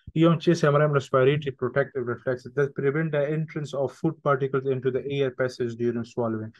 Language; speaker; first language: English; non-native, fluent; Persian